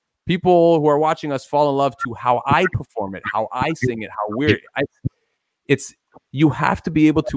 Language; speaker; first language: English; native; English